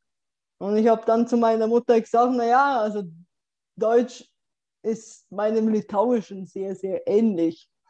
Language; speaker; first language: German; non-native, fluent; Bulgarian